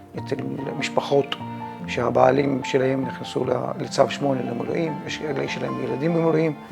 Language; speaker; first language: Hebrew; non-native, local second language; Arabic